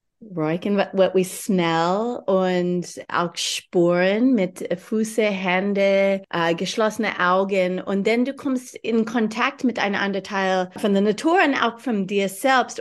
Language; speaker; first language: German; non-native, learner; English